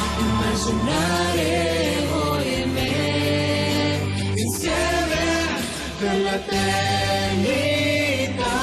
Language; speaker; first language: Italian; non-native, learner; Filipino